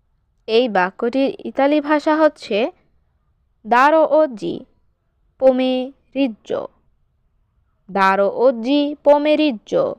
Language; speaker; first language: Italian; non-native, learner; Bangla